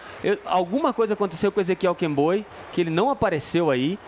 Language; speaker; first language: Portuguese; native; Portuguese